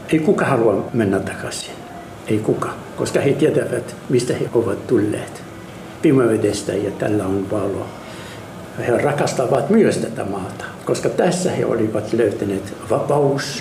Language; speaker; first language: Finnish; non-native, fluent; Arabic